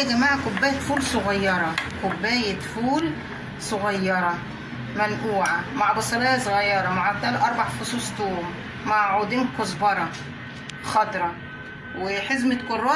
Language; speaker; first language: Arabic; native; Arabic